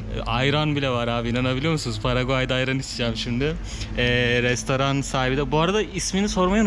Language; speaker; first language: Turkish; native; Turkish